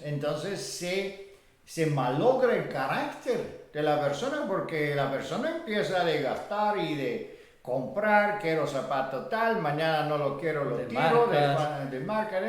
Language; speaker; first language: Spanish; non-native, fluent; Bulgarian